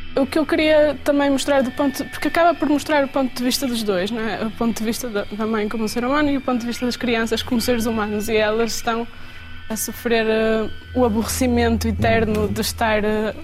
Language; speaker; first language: Portuguese; native; Portuguese